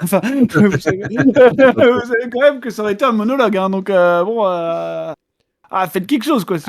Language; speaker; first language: French; native; French